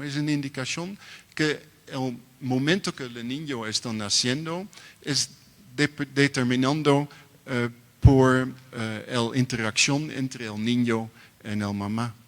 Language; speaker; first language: Spanish; non-native, learner; Dutch